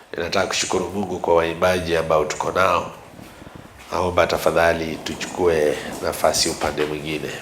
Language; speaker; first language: Swahili; non-native, local second language; Luyia